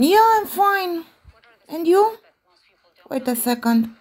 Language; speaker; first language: English; non-native, learner; Romanian